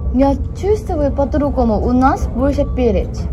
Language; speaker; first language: Russian; non-native, learner; Korean